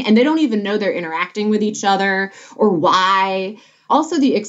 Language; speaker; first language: English; native; English